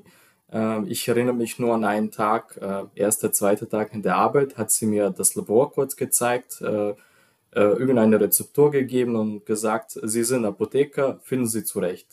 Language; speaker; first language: German; non-native, fluent; Serbian